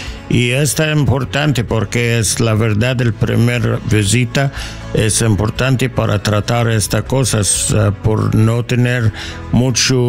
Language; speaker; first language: Spanish; non-native, learner; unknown